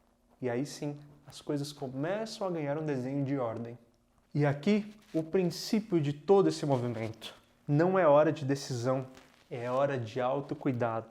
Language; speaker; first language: Portuguese; native; Portuguese